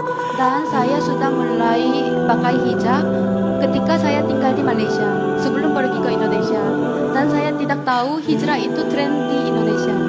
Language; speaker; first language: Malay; non-native, fluent; Korean